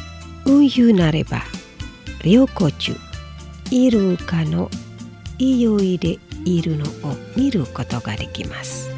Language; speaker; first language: Japanese; non-native, fluent; Indonesian